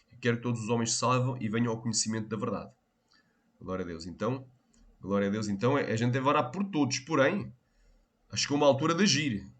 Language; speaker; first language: Portuguese; native; Portuguese